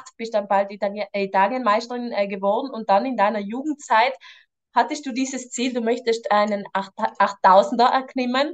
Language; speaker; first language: German; native; German